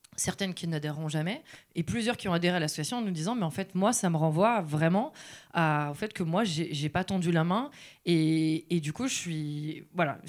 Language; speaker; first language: French; native; French